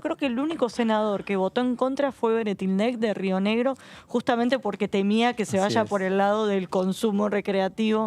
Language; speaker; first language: Spanish; native; Spanish